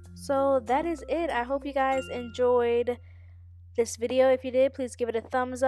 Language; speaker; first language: English; native; English